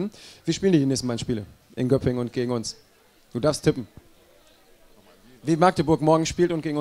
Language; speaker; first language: German; native; German